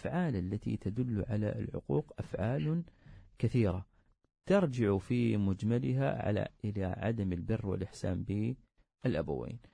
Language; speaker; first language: Arabic; native; Arabic